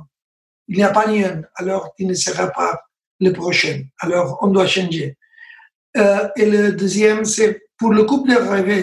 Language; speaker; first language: French; non-native, learner; Spanish